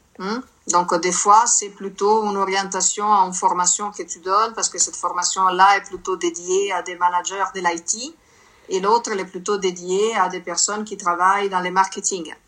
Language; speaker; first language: French; non-native, fluent; Italian